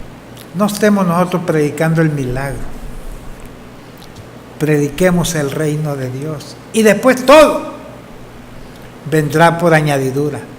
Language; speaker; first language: Spanish; native; Spanish